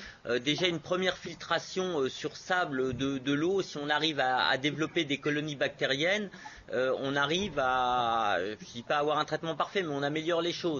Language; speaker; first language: French; native; French